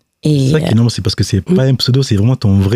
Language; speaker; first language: French; native; French